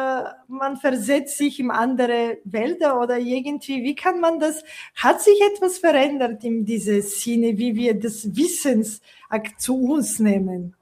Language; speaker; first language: German; non-native, fluent; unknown